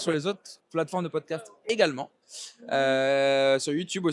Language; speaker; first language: French; native; French